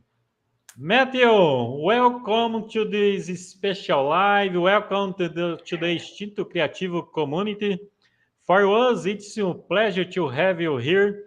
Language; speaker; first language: English; non-native, fluent; Portuguese